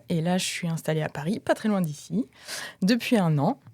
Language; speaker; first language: French; native; French